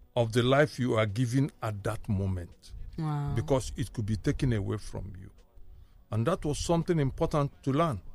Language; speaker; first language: English; non-native, local second language; Igbo